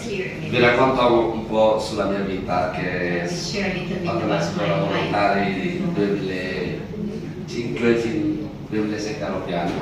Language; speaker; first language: Italian; non-native, learner; Indonesian